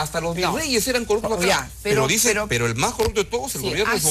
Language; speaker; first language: Spanish; native; Spanish